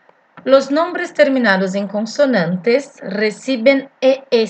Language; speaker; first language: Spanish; non-native, fluent; Portuguese